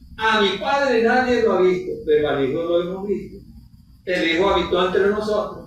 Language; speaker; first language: Spanish; native; Spanish